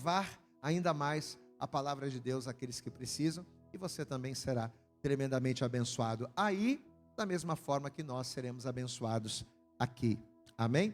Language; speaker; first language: Portuguese; native; Portuguese